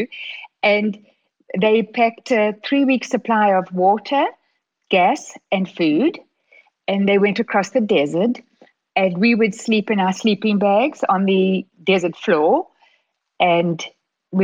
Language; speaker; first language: English; native; English